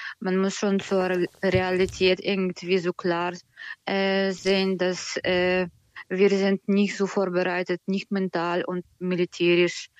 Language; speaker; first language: German; non-native, learner; Ukrainian